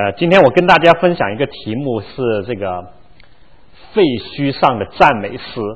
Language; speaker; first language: Chinese; non-native, local second language; Cantonese